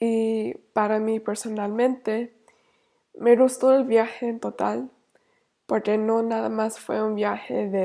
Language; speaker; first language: Spanish; non-native, learner; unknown